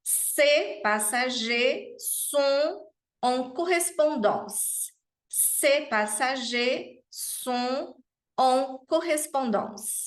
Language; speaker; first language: French; non-native, fluent; Portuguese